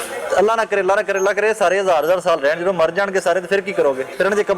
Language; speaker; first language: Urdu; non-native, local second language; Punjabi